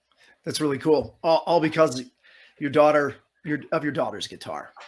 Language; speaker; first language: English; native; English